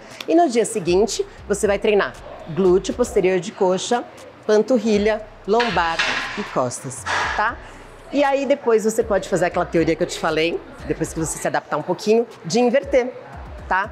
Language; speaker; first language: Portuguese; native; Portuguese